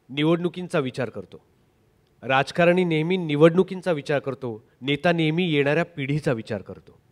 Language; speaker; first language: Marathi; native; Marathi